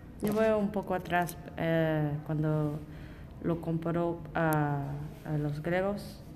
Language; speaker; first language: Spanish; non-native, learner; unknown